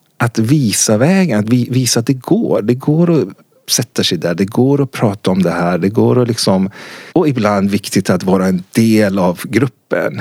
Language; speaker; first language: Swedish; non-native, fluent; Persian